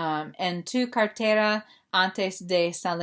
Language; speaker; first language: Spanish; non-native, fluent; English